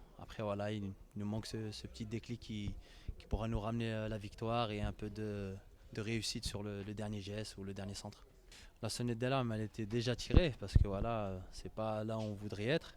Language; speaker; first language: French; native; French